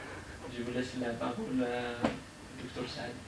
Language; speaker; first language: French; non-native, learner; Arabic